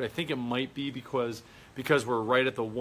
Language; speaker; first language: English; native; English